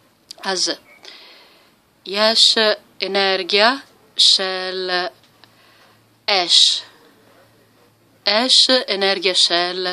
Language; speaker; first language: Hebrew; non-native, learner; Italian